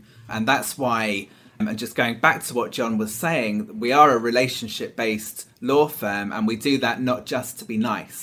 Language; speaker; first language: English; native; English